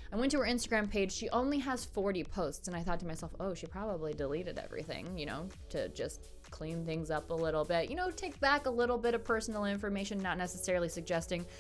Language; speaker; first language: English; native; English